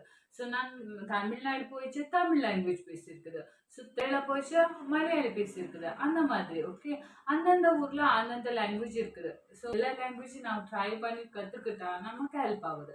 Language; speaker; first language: Tamil; non-native, learner; Kannada